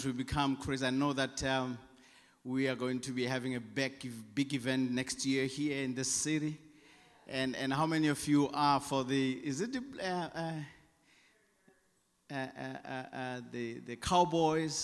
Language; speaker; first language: English; non-native, local second language; Southern Sotho